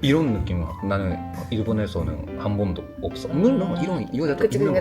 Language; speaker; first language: Korean; non-native, learner; Japanese